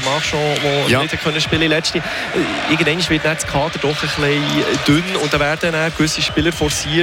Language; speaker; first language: German; native; German